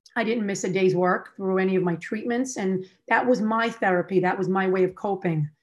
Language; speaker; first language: English; native; English